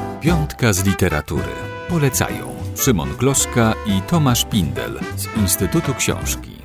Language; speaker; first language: Polish; native; Polish